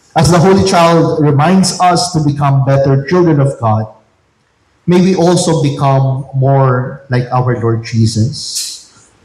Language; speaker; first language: English; non-native, local second language; Filipino